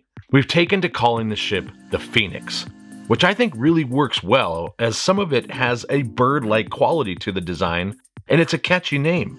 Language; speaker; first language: English; native; English